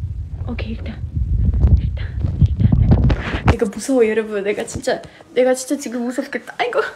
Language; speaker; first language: Korean; non-native, fluent; Russian